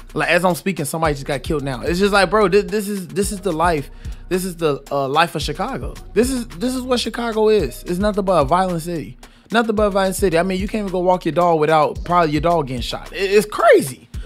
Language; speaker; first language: English; native; English